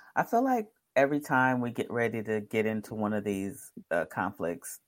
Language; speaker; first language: English; native; English